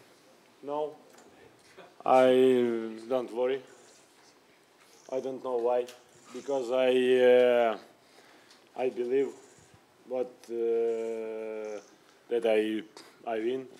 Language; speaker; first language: English; non-native, learner; Russian